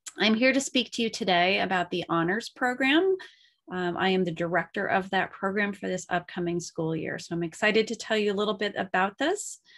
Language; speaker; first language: English; native; English